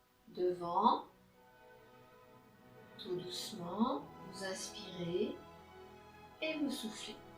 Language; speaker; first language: French; native; French